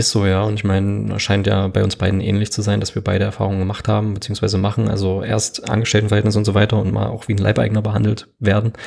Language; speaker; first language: German; native; German